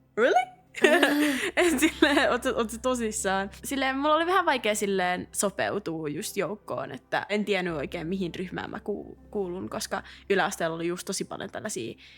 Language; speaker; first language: Finnish; non-native, local second language; Swedish